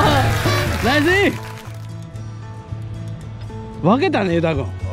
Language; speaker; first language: Japanese; native; Japanese